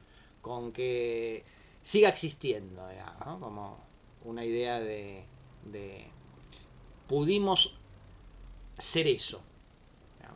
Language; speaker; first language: Spanish; native; Spanish